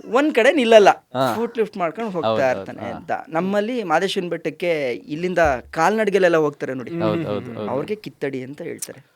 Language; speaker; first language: Kannada; native; Kannada